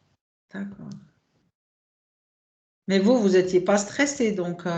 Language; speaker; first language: French; native; French